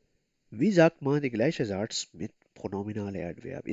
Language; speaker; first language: German; non-native, learner; Urdu